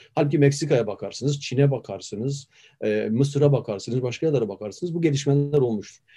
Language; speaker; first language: Turkish; native; Turkish